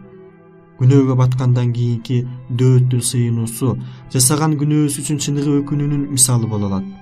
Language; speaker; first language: Kyrgyz; native; Kyrgyz